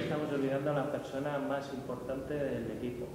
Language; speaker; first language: Spanish; native; Spanish